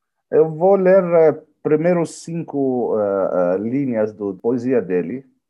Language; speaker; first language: Portuguese; non-native, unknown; Arabic